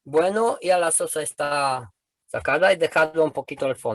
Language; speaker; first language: Spanish; non-native, fluent; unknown